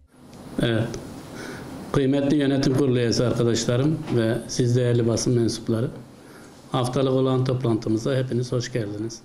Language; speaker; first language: Turkish; native; Turkish